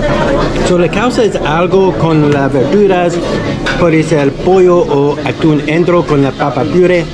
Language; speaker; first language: Spanish; non-native, learner; English